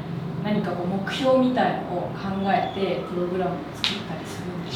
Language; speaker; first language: Japanese; native; Japanese